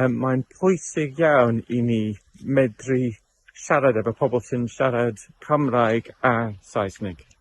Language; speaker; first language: Welsh; non-native, learner; English